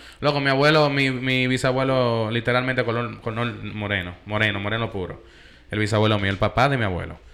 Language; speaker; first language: Spanish; early bilingual, heritage; Spanish